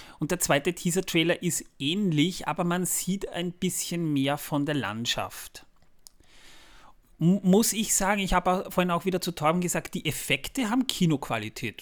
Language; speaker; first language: German; native; German